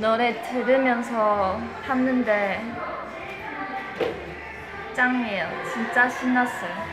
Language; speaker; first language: Korean; non-native, fluent; Chinese